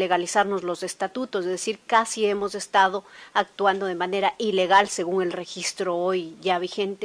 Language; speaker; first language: Spanish; native; Spanish